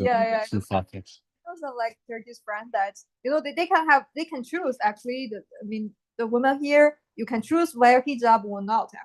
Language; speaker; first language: English; non-native, fluent; Chinese